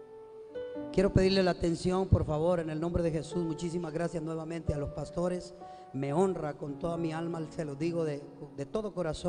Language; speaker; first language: Spanish; native; Spanish